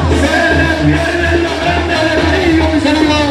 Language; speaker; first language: Spanish; native; Spanish